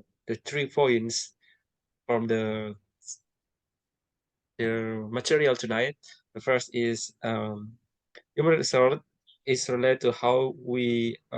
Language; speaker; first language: English; non-native, learner; Indonesian